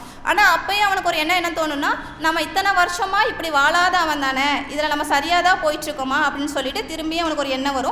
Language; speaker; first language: Tamil; native; Tamil